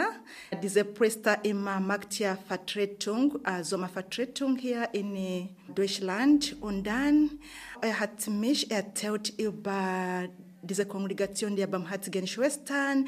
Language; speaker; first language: German; non-native, learner; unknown